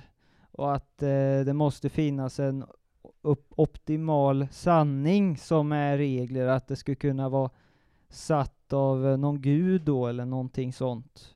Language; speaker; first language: Swedish; native; Swedish